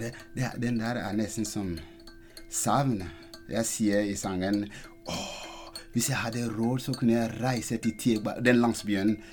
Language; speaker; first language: Norwegian; non-native, fluent; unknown